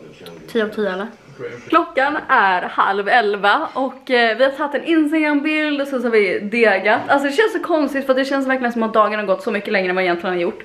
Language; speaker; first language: Swedish; native; Swedish